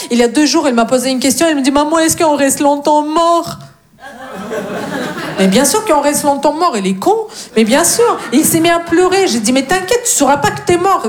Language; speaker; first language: French; non-native, fluent; Russian